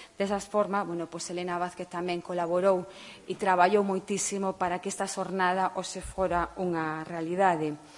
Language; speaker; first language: Galician; non-native, local second language; Spanish